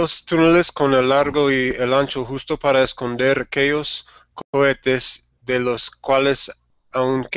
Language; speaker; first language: Spanish; non-native, learner; English